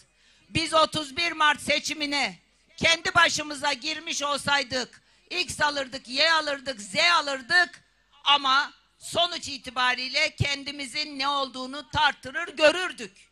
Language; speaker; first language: Turkish; native; Turkish